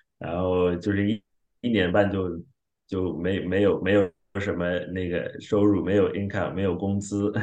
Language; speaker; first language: Chinese; non-native, fluent; Xhosa